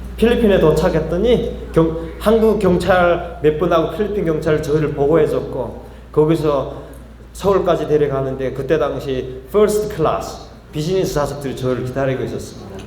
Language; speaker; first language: Korean; native; Korean